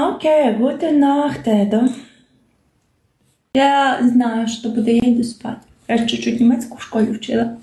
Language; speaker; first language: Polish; non-native, learner; Ukrainian